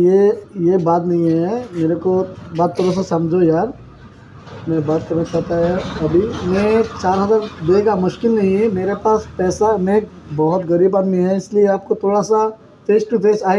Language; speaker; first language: Hindi; non-native, fluent; Bangla